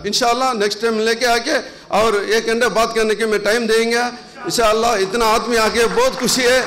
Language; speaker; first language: Hindi; non-native, local second language; Urdu